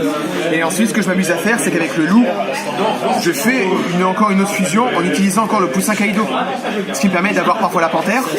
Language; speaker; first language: French; native; French